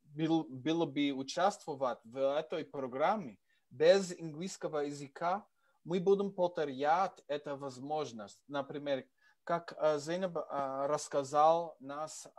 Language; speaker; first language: Russian; non-native, learner; English